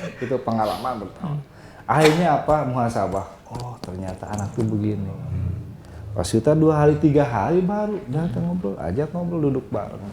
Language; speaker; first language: Indonesian; non-native, local second language; Sundanese